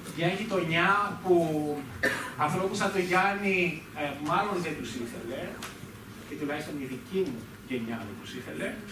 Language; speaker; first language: Greek; native; Greek